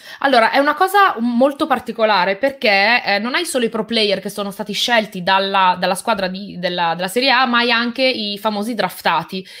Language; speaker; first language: Italian; early bilingual, other home language; Albanian